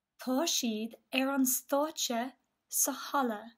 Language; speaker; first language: Irish; non-native, local second language; English